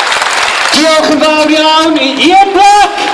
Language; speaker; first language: Welsh; non-native, local second language; English